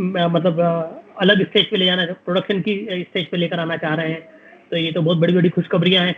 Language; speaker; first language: Hindi; native; Hindi